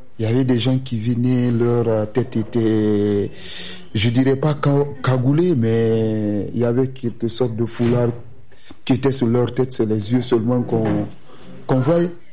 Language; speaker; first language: French; non-native, local second language; Susu